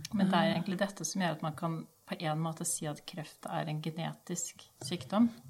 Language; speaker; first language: Norwegian; native; Norwegian